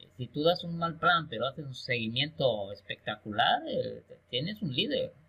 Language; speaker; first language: Spanish; native; Spanish